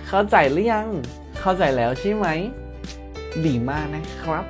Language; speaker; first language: Thai; non-native, fluent; Indonesian